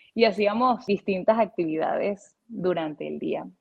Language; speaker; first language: Spanish; native; Spanish